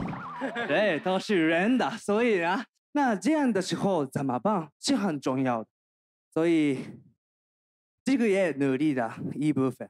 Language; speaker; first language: Chinese; non-native, learner; Japanese